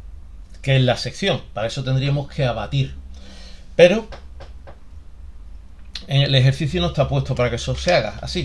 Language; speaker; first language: Spanish; native; Spanish